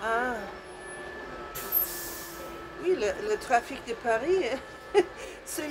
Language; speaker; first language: French; non-native, learner; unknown